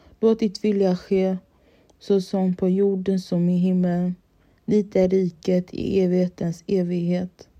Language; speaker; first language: Swedish; early bilingual, other home language; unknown